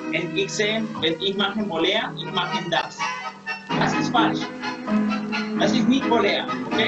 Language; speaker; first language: German; non-native, learner; Spanish